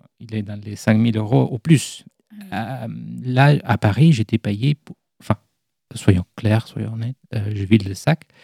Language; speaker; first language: French; non-native, fluent; Italian